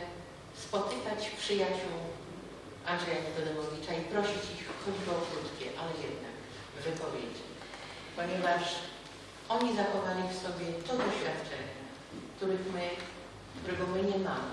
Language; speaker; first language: Polish; native; Polish